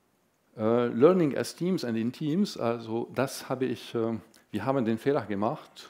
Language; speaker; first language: German; non-native, fluent; Arabic